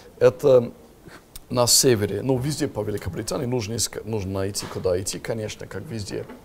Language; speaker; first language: Russian; non-native, fluent; English